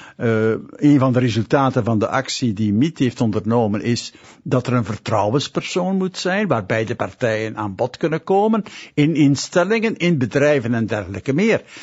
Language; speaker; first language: Dutch; native; Dutch